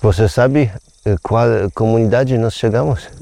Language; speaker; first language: Portuguese; non-native, learner; Polish